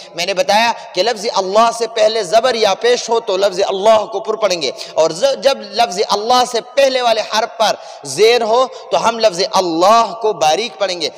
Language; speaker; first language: Urdu; non-native, local second language; Pashto